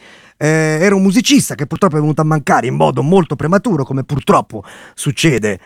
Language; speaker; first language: Italian; native; Italian